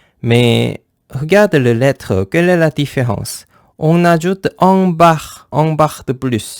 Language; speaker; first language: French; non-native, fluent; Korean